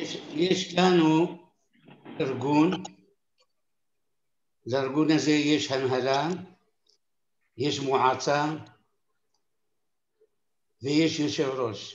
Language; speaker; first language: Hebrew; non-native, fluent; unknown